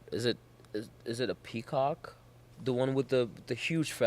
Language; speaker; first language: English; native; English